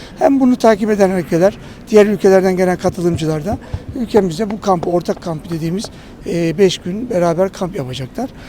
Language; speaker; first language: Turkish; native; Turkish